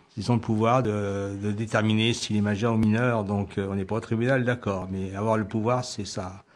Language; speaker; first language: French; native; French